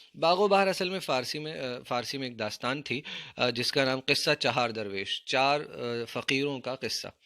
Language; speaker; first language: Urdu; native; Urdu